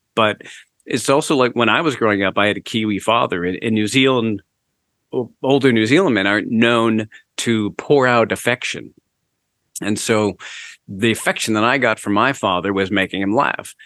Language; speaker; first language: English; native; English